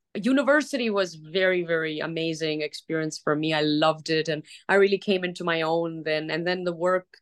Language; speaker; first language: English; early bilingual, other home language; Arabic